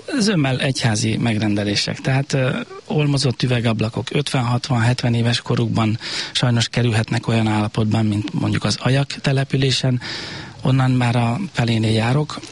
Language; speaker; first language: Hungarian; native; Hungarian